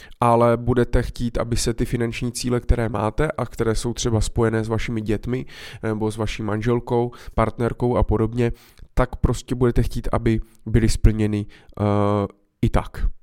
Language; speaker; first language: Czech; native; Czech